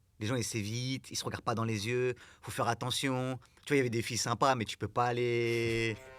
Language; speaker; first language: French; native; French